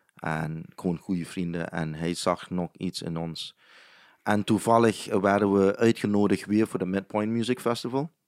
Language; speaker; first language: Dutch; non-native, fluent; English